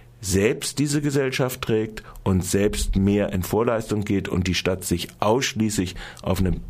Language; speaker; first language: German; native; German